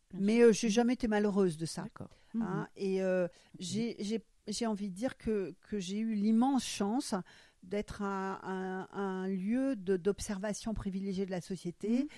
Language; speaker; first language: French; non-native, fluent; German